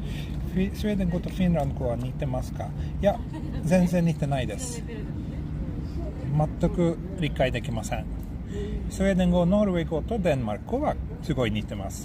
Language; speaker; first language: Japanese; non-native, fluent; Swedish